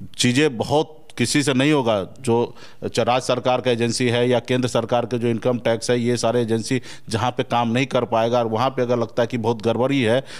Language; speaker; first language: Hindi; native; Hindi